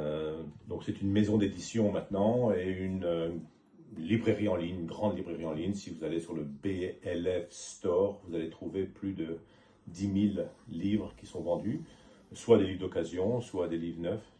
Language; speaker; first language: French; native; French